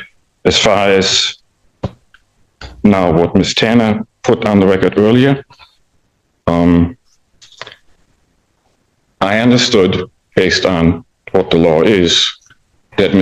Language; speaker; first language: English; native; English